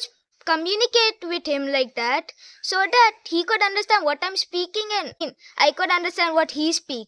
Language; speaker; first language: English; non-native, local second language; Hindi